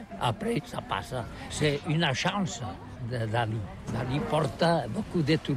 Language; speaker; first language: French; non-native, learner; Catalan